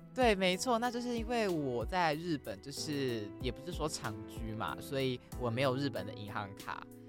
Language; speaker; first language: Chinese; native; Chinese